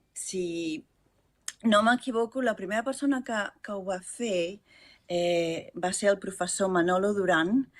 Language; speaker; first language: Catalan; native; Catalan